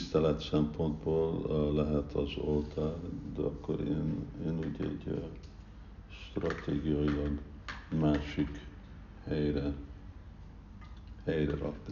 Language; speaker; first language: Hungarian; early bilingual, heritage; Hungarian